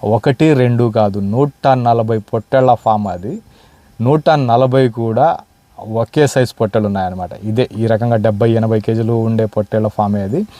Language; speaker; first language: Telugu; non-native, local second language; Urdu